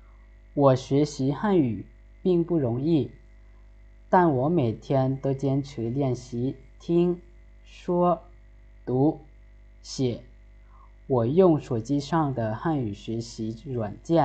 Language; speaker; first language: Chinese; non-native, fluent; Lao